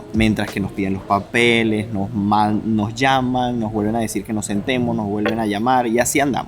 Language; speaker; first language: Spanish; native; Spanish